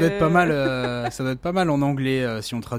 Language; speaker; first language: French; native; French